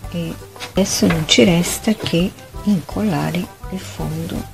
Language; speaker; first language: Italian; non-native, fluent; Portuguese